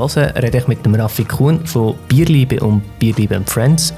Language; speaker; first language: German; native; German